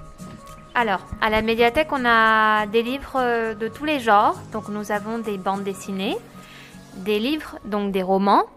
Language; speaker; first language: French; native; French